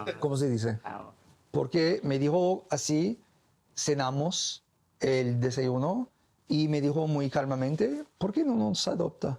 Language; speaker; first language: Spanish; non-native, learner; English